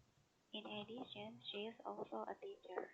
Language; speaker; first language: English; non-native, learner; Indonesian